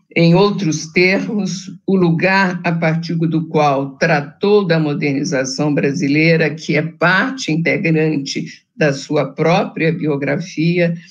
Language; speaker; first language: Portuguese; native; Portuguese